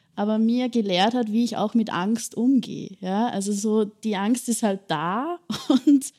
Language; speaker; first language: German; native; German